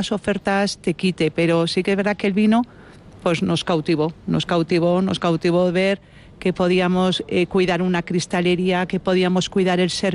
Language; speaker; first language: Spanish; native; Spanish